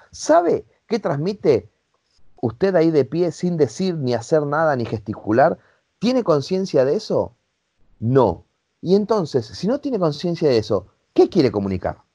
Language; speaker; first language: Spanish; native; Spanish